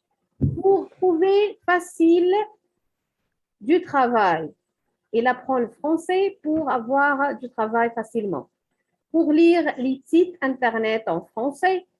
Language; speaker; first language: French; non-native, fluent; Arabic